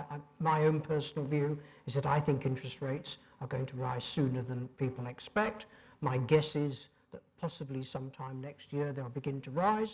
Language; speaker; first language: English; native; English